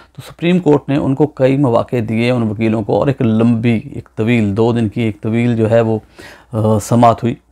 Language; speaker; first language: Urdu; native; Urdu